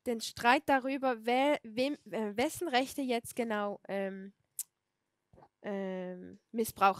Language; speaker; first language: German; non-native, fluent; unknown